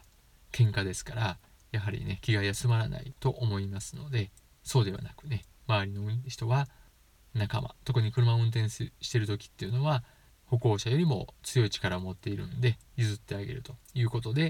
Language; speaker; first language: Japanese; native; Japanese